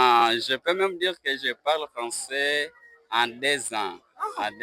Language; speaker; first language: French; non-native, learner; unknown